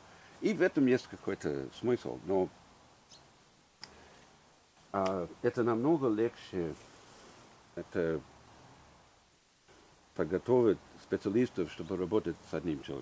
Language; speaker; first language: Russian; early bilingual, heritage; English